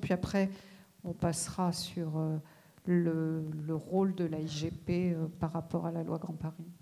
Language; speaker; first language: French; native; French